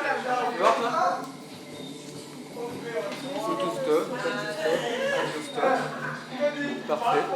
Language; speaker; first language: French; native; French